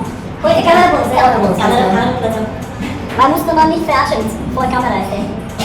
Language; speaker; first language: German; non-native, learner; Bulgarian